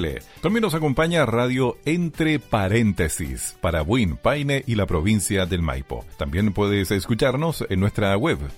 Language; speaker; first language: Spanish; native; Spanish